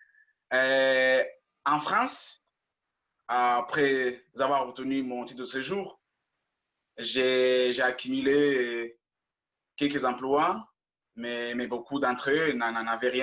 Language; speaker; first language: French; non-native, local second language; Kinyarwanda